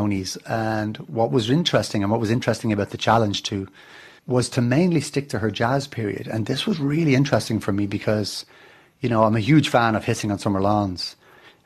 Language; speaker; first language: English; native; English